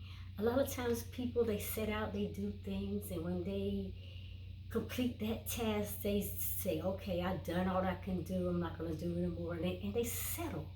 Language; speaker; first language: English; native; English